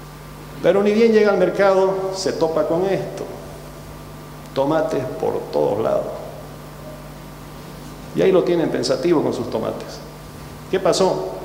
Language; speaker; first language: Spanish; native; Spanish